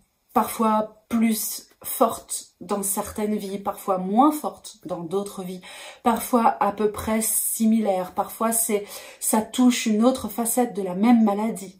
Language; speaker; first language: French; native; French